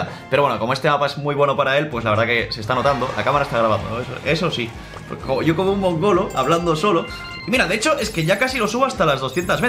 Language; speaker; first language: Spanish; native; Spanish